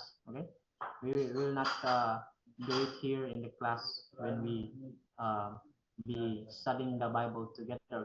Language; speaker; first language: English; non-native, fluent; Filipino